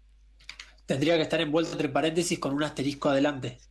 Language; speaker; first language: Spanish; native; Spanish